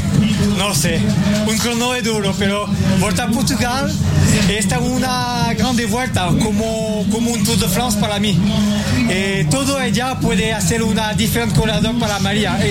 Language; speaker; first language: Portuguese; non-native, learner; French